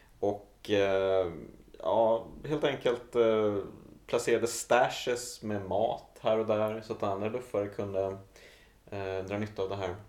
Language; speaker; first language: Swedish; native; Swedish